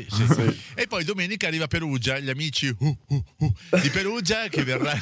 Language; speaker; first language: Italian; native; Italian